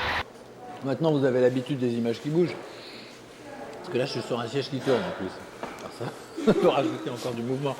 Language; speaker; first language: French; native; French